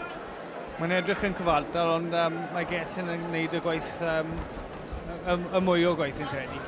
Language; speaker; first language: Welsh; non-native, local second language; English